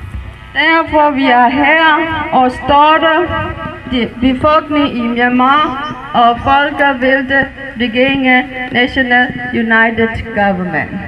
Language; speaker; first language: Danish; non-native, learner; Burmese